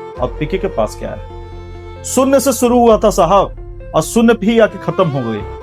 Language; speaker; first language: Hindi; native; Hindi